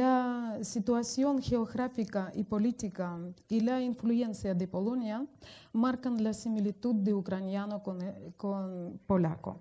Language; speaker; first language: Spanish; non-native, fluent; Russian